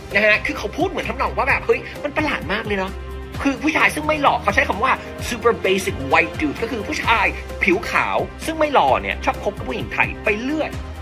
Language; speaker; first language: Thai; non-native, fluent; English